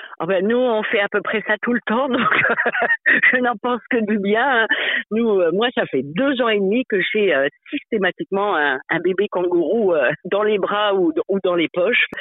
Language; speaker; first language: French; native; French